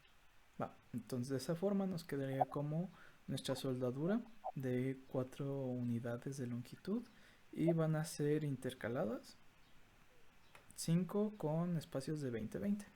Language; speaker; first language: Spanish; native; Spanish